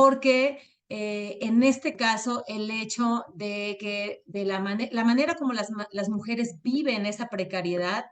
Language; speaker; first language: Spanish; native; Spanish